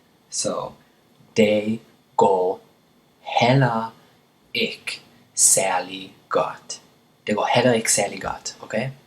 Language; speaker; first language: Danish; non-native, learner; English